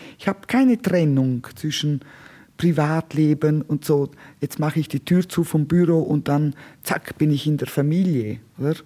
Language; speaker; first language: German; non-native, local second language; Romansh